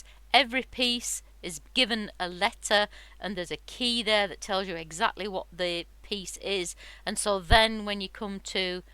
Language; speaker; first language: English; native; English